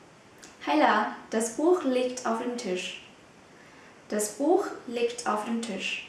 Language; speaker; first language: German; non-native, fluent; Vietnamese